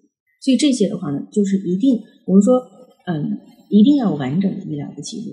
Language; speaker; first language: Chinese; native; Chinese